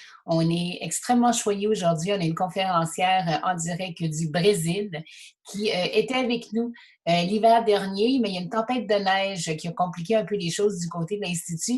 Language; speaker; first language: French; native; French